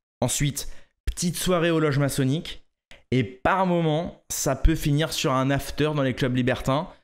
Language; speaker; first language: French; native; French